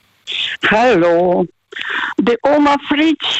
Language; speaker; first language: German; non-native, fluent; Russian